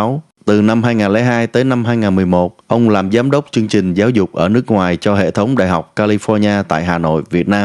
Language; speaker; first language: Vietnamese; native; Vietnamese